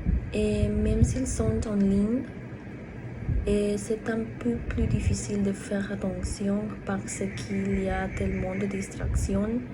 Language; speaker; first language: French; non-native, learner; Spanish